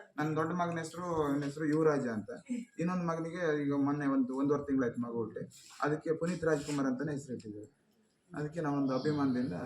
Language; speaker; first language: Kannada; native; Kannada